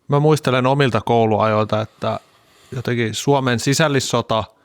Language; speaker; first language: Finnish; native; Finnish